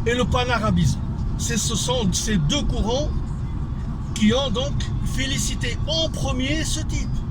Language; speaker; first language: French; non-native, local second language; Arabic